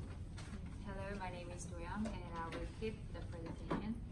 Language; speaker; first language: English; non-native, learner; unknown